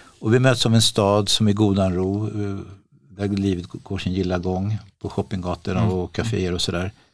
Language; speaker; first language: Swedish; native; Swedish